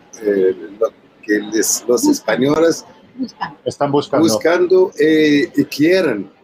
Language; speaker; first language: Spanish; non-native, learner; Arabic